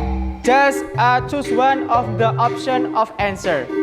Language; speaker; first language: English; non-native, learner; Indonesian